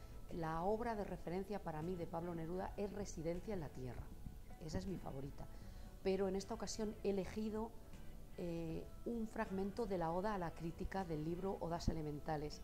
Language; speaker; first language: Spanish; native; Spanish